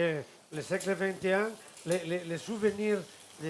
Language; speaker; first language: French; non-native, fluent; Catalan